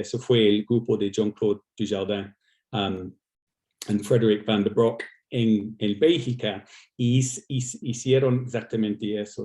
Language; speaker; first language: Spanish; non-native, fluent; English